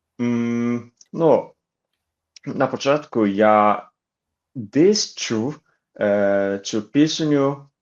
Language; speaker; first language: Ukrainian; non-native, learner; Japanese